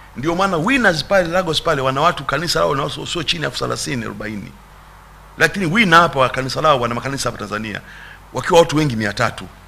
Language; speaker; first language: Swahili; native; Swahili